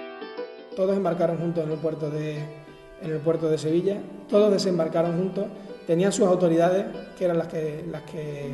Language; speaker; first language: Spanish; native; Spanish